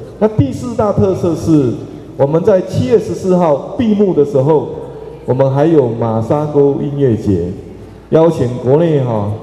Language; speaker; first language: Chinese; native; Chinese